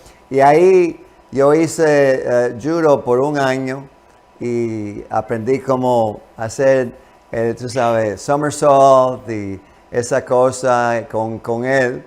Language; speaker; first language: Spanish; non-native, fluent; English